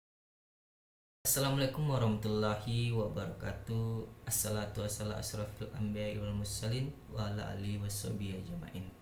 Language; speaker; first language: Indonesian; native; Indonesian